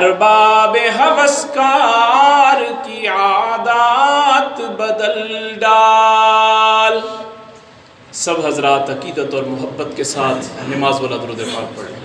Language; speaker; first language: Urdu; non-native, local second language; Punjabi